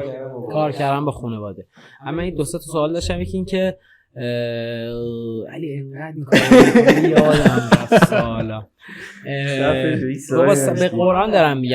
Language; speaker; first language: Persian; native; Persian